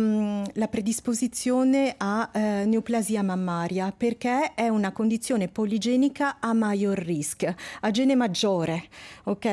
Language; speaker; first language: Italian; native; Italian